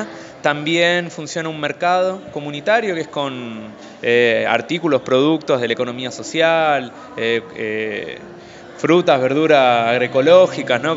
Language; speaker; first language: Spanish; native; Spanish